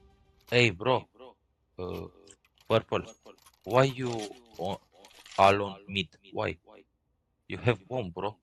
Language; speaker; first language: English; non-native, learner; Romanian